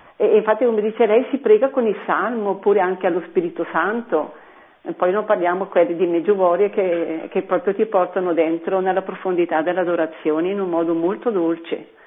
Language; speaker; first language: Italian; native; Italian